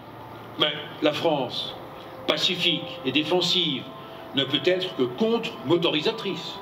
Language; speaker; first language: French; native; French